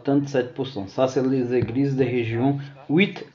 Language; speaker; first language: French; non-native, learner; Portuguese